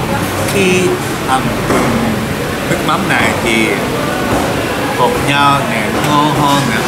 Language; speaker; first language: Vietnamese; non-native, learner; Japanese